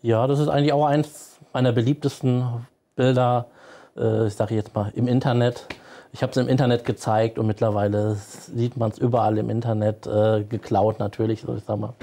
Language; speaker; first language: German; native; German